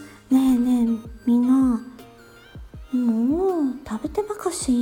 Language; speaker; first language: Japanese; non-native, learner; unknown